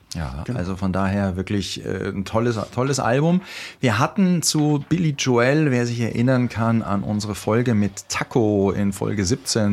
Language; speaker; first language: German; native; German